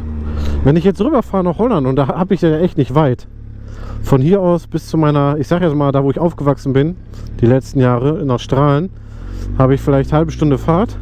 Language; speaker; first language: German; native; German